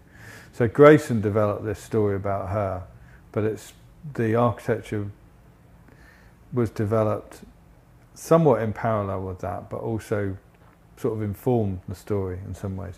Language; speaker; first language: English; native; English